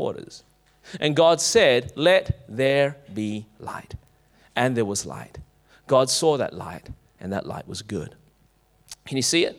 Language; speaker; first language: English; native; English